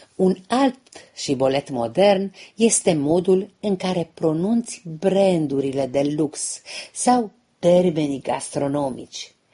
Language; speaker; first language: Romanian; native; Romanian